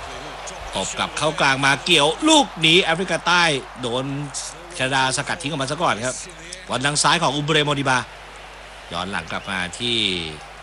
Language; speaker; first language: Thai; native; Thai